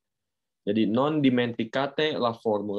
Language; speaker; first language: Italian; non-native, fluent; Indonesian